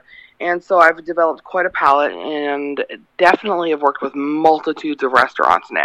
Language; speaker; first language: English; native; English